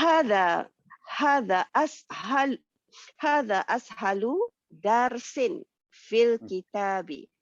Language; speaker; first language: Arabic; non-native, learner; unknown